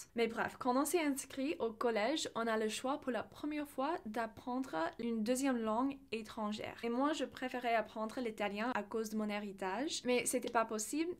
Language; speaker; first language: French; non-native, fluent; English